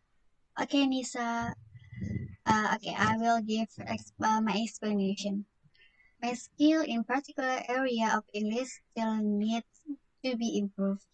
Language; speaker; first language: English; non-native, learner; Indonesian